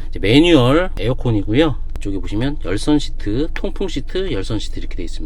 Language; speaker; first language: Korean; native; Korean